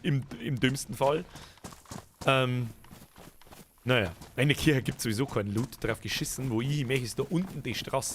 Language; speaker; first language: German; native; German